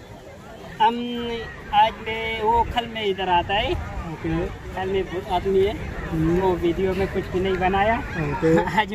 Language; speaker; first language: Hindi; non-native, learner; Oromo